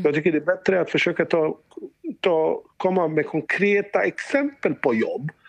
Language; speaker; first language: Swedish; early bilingual, other home language; Bosnian